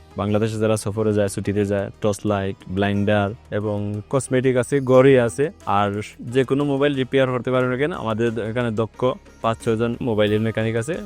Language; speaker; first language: Bangla; native; Bangla